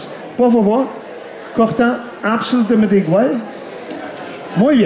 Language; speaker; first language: Spanish; non-native, fluent; German